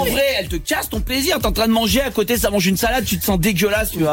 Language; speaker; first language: French; native; French